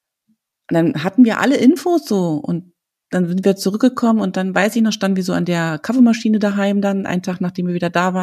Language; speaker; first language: German; native; German